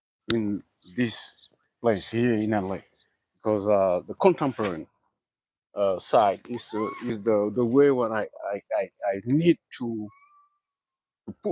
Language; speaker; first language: English; non-native, learner; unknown